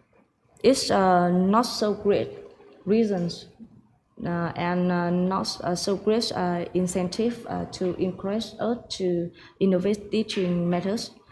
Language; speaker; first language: English; non-native, fluent; Vietnamese